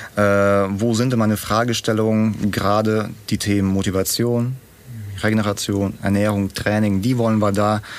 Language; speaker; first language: German; early bilingual, other home language; Russian